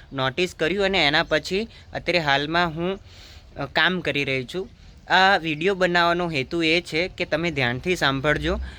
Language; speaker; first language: Gujarati; non-native, local second language; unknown